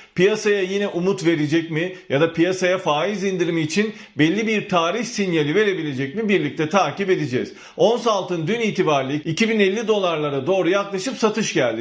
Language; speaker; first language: Turkish; native; Turkish